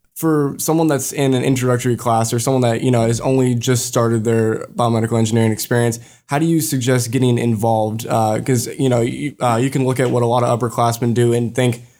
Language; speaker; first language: English; native; English